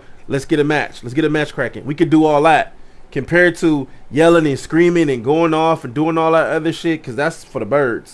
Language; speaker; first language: English; native; English